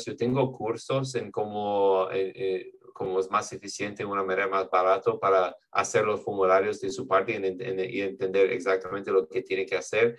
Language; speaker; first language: Spanish; non-native, fluent; English